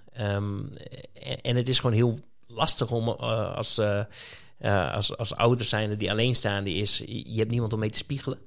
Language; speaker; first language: Dutch; native; Dutch